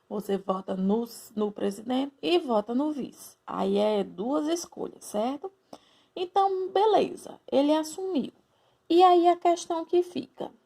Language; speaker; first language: Portuguese; native; Portuguese